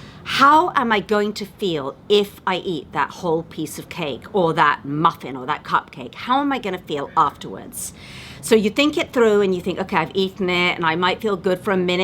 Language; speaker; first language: English; native; English